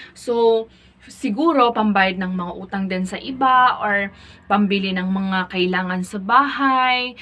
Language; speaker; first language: Filipino; native; Filipino